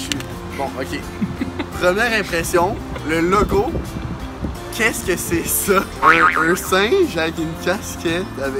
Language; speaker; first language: French; native; French